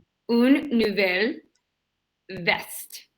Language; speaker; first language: French; non-native, learner; English